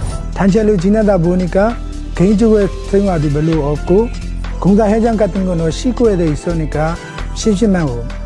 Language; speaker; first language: Korean; non-native, fluent; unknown